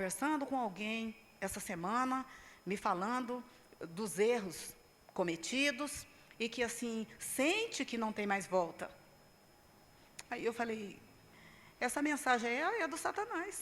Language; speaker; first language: Portuguese; native; Portuguese